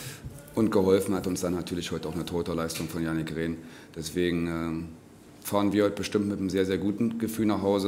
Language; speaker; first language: German; native; German